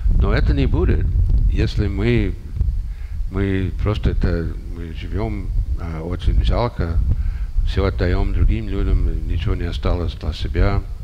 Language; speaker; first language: Russian; non-native, fluent; English